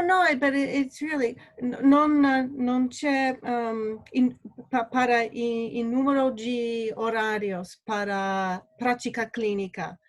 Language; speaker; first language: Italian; non-native, learner; English